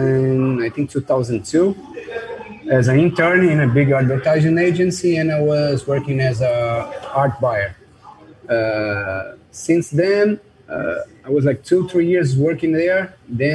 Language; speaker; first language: English; non-native, fluent; Portuguese